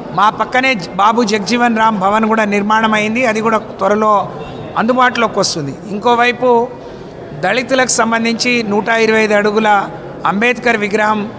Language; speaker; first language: Telugu; non-native, local second language; Lambadi